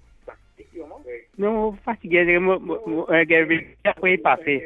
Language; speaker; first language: French; non-native, local second language; Morisyen